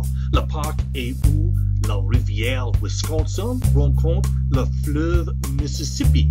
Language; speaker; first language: French; non-native, learner; English